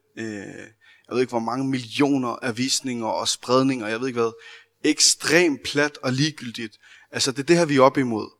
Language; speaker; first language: Danish; early bilingual, other home language; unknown